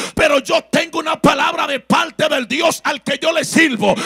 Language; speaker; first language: Spanish; native; Spanish